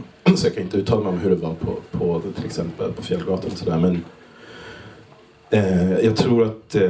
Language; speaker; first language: Swedish; native; Swedish